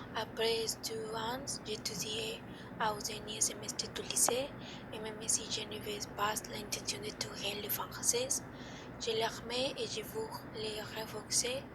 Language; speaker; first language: French; non-native, learner; Spanish